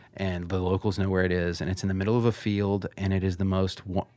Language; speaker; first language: English; early bilingual, other home language; Swedish